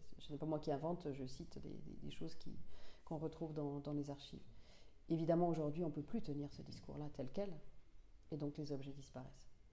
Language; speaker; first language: French; non-native, local second language; Finnish